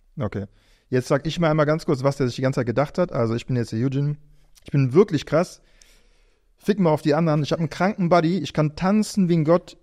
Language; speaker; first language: German; native; German